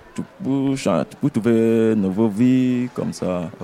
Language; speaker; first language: French; non-native, fluent; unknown